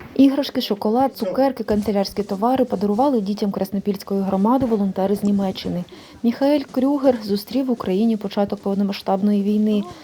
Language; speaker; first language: Ukrainian; native; Ukrainian